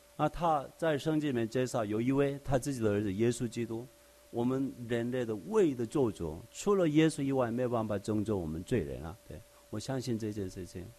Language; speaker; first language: Chinese; non-native, fluent; Korean